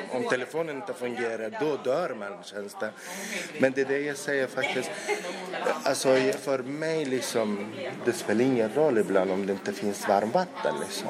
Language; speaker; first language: Swedish; non-native, local second language; Arabic